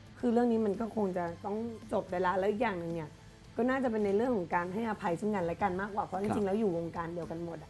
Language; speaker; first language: Thai; native; Thai